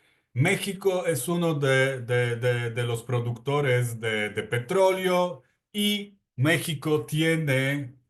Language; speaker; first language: Spanish; non-native, fluent; Polish